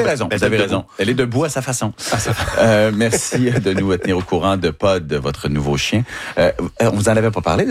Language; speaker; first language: French; native; French